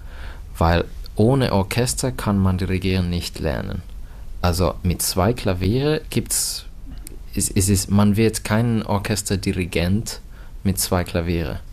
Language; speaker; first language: German; non-native, fluent; Finnish